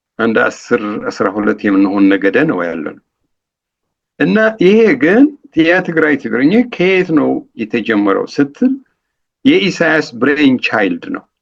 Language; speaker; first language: Amharic; non-native, fluent; Tigrinya